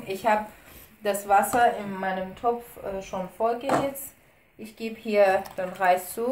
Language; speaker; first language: German; non-native, fluent; Persian